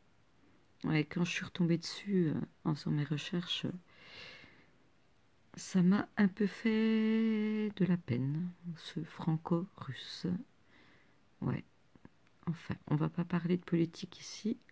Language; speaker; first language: French; native; French